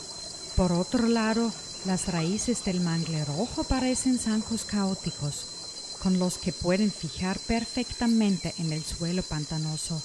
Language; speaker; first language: Spanish; non-native, fluent; German